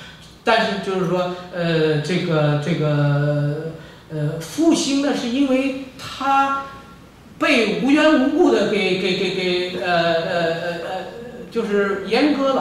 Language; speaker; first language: Chinese; native; Chinese